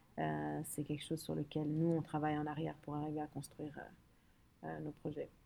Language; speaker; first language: French; early bilingual, other home language; Arabic